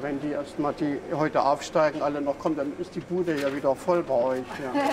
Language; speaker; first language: German; native; German